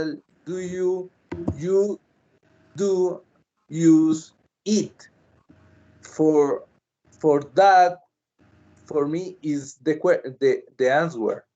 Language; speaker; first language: English; non-native, learner; Spanish